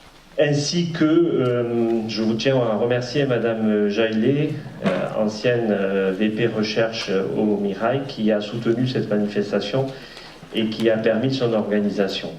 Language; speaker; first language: French; native; French